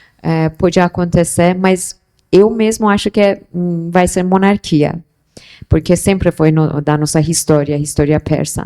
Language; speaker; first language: Portuguese; non-native, fluent; Persian